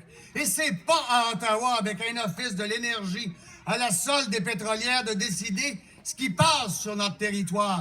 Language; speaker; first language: French; native; French